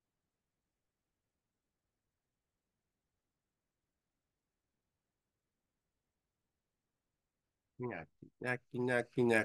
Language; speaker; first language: Vietnamese; non-native, learner; Korean